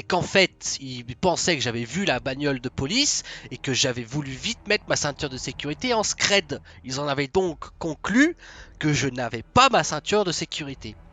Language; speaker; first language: French; native; French